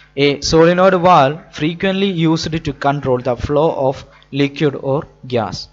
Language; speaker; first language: English; non-native, local second language; Malayalam